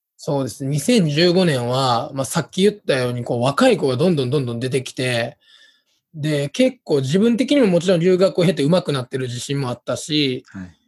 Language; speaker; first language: Japanese; native; Japanese